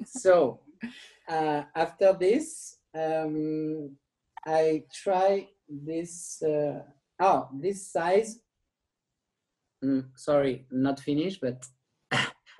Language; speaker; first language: English; non-native, learner; French